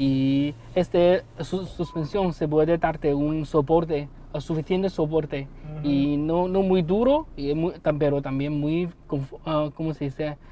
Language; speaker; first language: Spanish; non-native, learner; Chinese